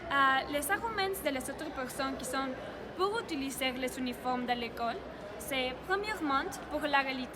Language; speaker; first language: French; non-native, learner; Spanish